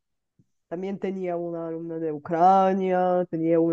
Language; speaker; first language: Spanish; non-native, fluent; Bulgarian